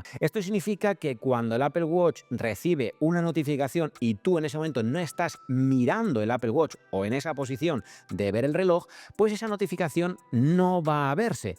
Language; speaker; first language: Spanish; native; Spanish